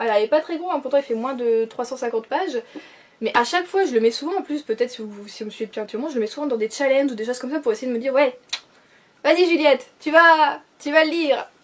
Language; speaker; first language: French; native; French